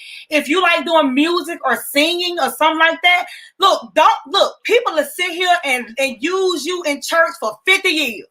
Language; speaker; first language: English; native; English